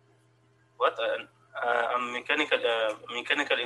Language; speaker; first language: English; non-native, learner; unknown